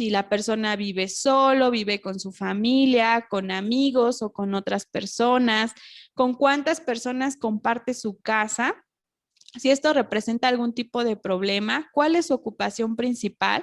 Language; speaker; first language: Spanish; native; Spanish